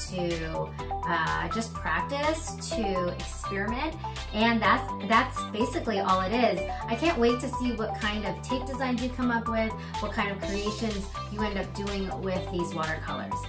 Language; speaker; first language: English; native; English